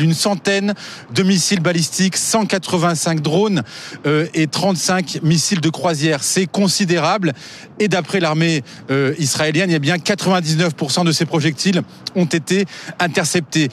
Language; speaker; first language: French; native; French